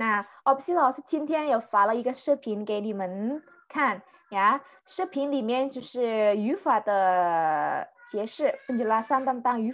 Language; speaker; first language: Chinese; non-native, fluent; Indonesian